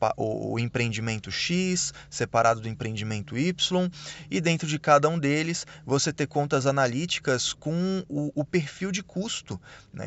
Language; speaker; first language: Portuguese; native; Portuguese